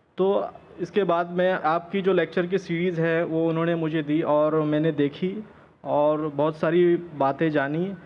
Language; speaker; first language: Hindi; non-native, local second language; Marathi